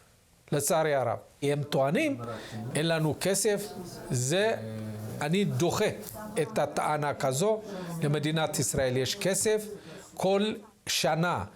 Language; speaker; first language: Hebrew; non-native, fluent; Amharic